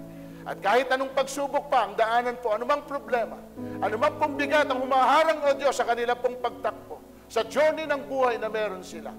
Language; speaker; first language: Filipino; native; Filipino